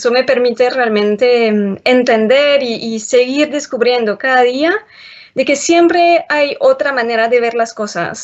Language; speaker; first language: Spanish; non-native, fluent; French